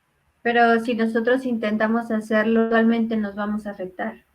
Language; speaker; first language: Spanish; native; Spanish